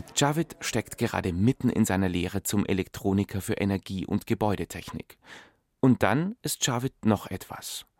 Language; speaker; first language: German; native; German